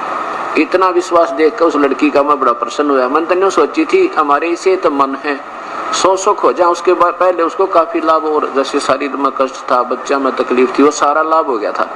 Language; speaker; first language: Hindi; non-native, local second language; Haryanvi